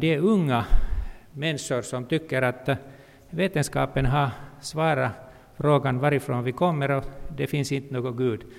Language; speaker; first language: Swedish; non-native, local second language; Finnish